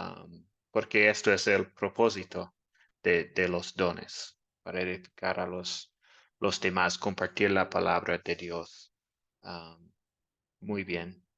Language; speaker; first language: Spanish; non-native, fluent; English